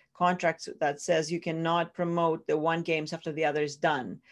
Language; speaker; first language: English; non-native, fluent; Greek